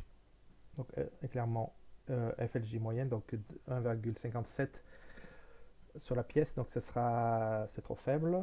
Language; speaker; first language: French; native; French